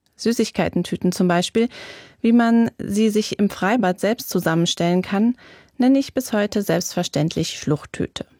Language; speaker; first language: German; native; German